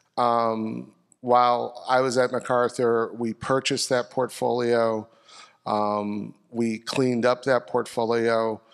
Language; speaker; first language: English; native; English